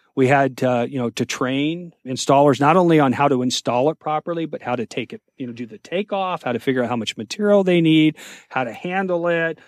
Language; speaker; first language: English; native; English